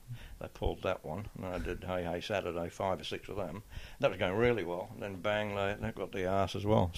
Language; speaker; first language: English; native; English